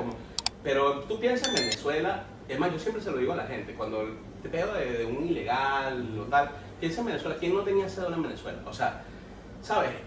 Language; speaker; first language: Spanish; native; Spanish